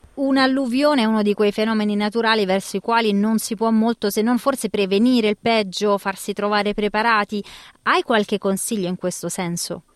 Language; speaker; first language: Italian; native; Italian